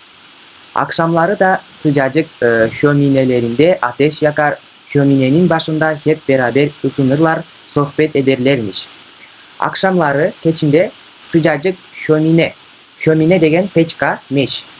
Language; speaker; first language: Turkish; non-native, fluent; Kyrgyz